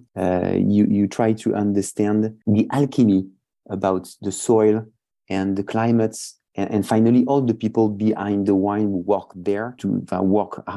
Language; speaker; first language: English; non-native, fluent; French